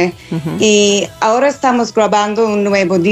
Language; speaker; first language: Spanish; non-native, fluent; English